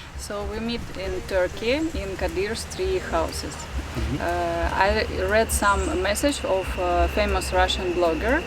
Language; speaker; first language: English; non-native, fluent; Russian